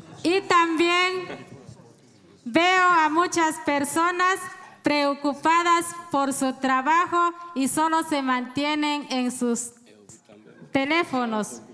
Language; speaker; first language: Spanish; non-native, local second language; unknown